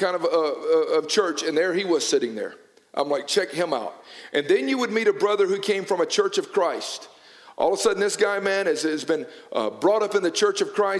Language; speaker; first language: English; native; English